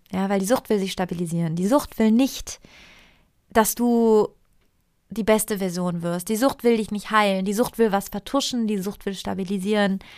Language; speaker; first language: German; non-native, fluent; Italian